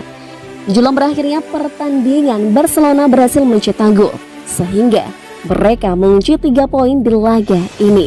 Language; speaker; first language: Indonesian; native; Indonesian